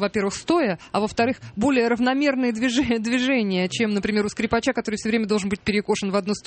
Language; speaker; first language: Russian; native; Russian